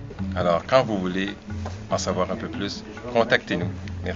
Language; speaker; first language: French; native; French